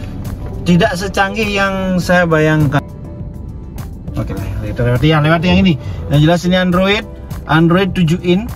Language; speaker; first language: Indonesian; native; Indonesian